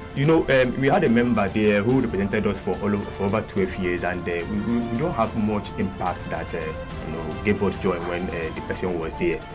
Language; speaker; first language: English; non-native, local second language; Igbo